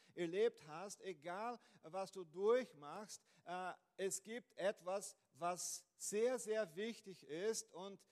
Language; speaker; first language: German; non-native, fluent; Portuguese